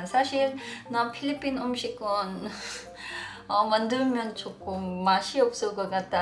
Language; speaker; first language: Korean; non-native, learner; Filipino